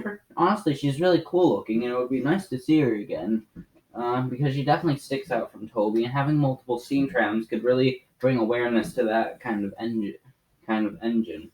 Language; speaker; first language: English; native; English